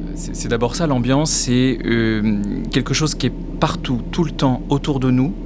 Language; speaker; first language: French; native; French